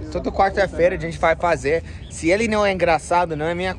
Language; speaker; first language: Portuguese; non-native, learner; English